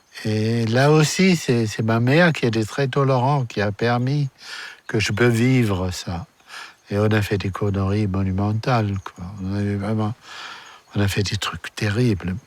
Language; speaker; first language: French; non-native, fluent; German